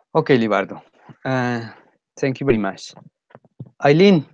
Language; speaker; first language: English; non-native, fluent; Spanish